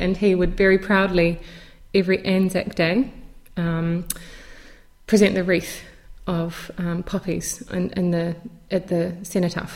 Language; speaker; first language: English; native; English